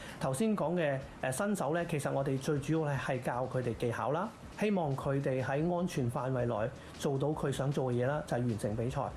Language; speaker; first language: Cantonese; native; Cantonese